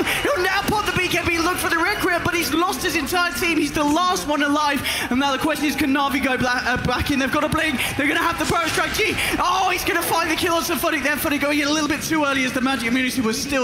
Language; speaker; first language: English; native; English